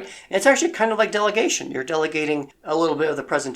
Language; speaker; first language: English; native; English